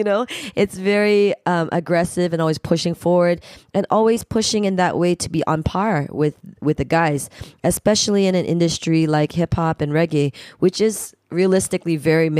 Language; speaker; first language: English; native; English